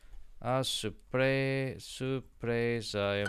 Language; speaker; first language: Portuguese; non-native, learner; English